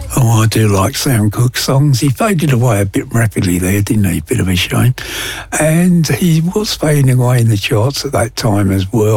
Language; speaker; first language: English; native; English